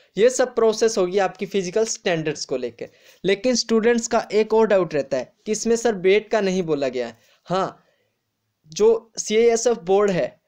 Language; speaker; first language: Hindi; native; Hindi